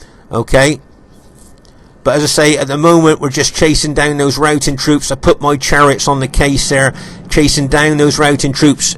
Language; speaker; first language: English; native; English